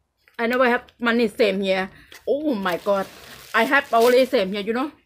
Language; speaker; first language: English; non-native, learner; Thai